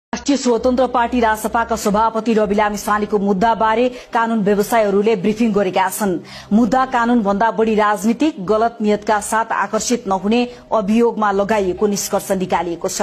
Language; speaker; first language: Nepali; native; Nepali